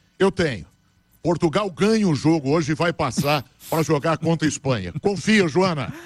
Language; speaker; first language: Portuguese; native; Portuguese